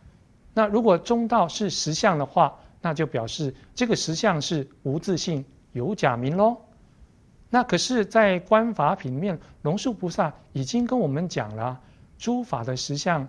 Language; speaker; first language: Chinese; native; Chinese